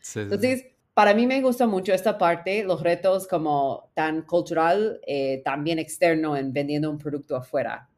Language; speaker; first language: Spanish; non-native, fluent; English